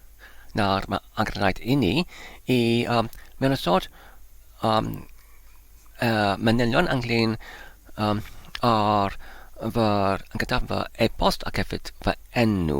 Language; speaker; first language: Welsh; non-native, learner; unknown